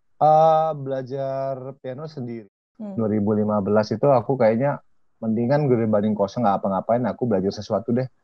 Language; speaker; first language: Indonesian; native; Indonesian